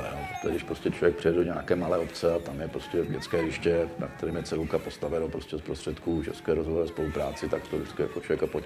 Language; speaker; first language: Czech; native; Czech